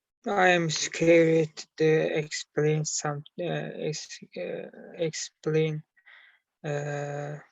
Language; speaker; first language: English; non-native, learner; Turkish